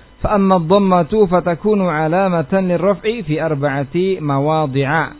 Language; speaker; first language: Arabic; non-native, fluent; Indonesian